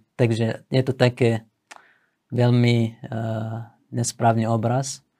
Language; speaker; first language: Slovak; non-native, fluent; Assyrian Neo-Aramaic